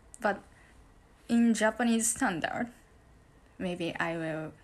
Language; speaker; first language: English; non-native, learner; Japanese